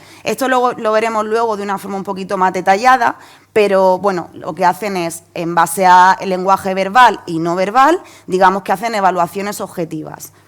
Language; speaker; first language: Spanish; native; Spanish